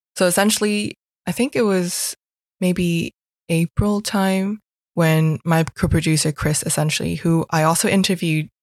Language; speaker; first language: English; non-native, local second language; Cantonese